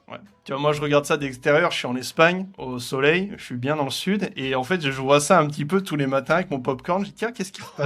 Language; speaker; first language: French; native; French